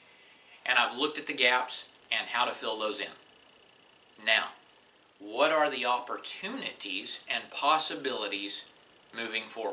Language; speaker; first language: English; native; English